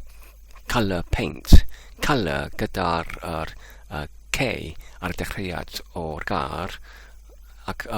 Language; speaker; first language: Welsh; non-native, fluent; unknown